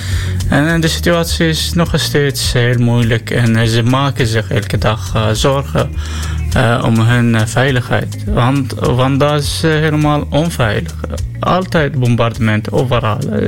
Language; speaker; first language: Dutch; non-native, learner; Arabic